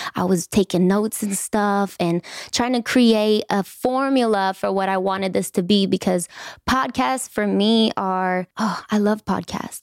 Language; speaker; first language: English; native; English